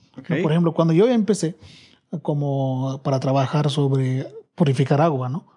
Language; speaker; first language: Spanish; non-native, fluent; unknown